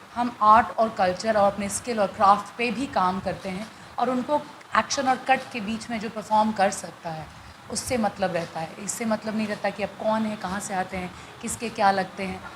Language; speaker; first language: Hindi; non-native, local second language; Bhojpuri